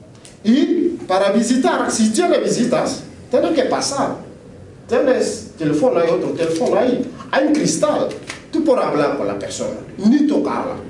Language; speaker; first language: Spanish; non-native, learner; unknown